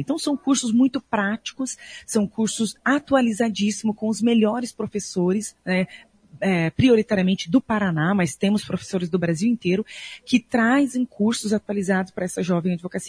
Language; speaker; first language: Portuguese; native; Portuguese